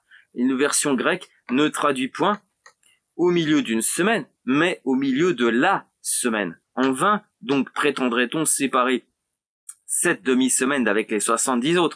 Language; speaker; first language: French; native; French